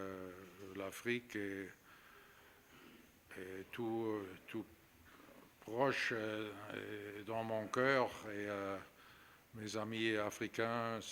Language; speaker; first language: French; non-native, fluent; German